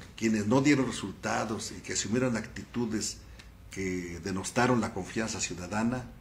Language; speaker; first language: Spanish; native; Spanish